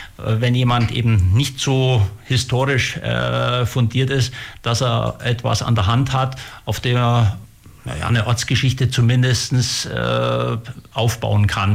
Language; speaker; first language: German; native; German